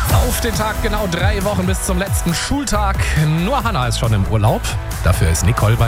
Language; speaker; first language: German; native; German